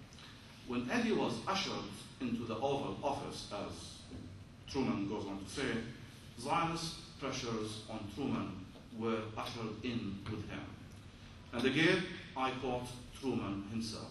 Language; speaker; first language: English; non-native, fluent; Arabic